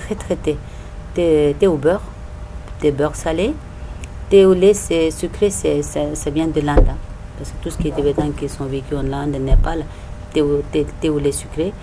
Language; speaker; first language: French; non-native, learner; Tibetan